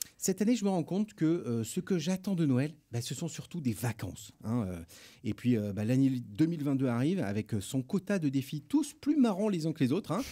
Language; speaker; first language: French; native; French